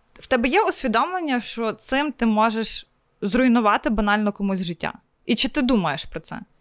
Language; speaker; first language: Ukrainian; native; Ukrainian